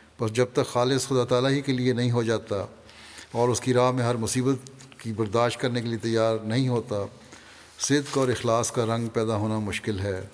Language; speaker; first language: Urdu; native; Urdu